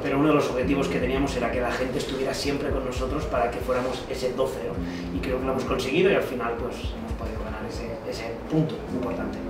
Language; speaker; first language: Spanish; non-native, local second language; Catalan